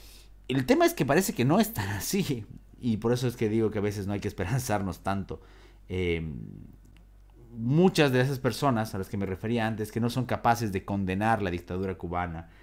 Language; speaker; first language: Spanish; native; Spanish